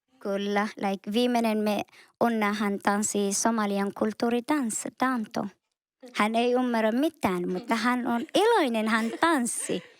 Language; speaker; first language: Finnish; non-native, learner; Somali